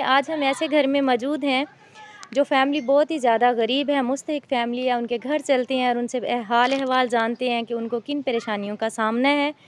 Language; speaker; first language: Urdu; non-native, local second language; Punjabi